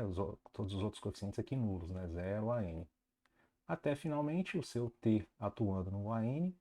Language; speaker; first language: Portuguese; native; Portuguese